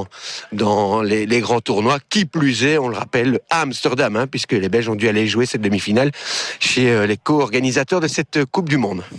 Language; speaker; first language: French; native; French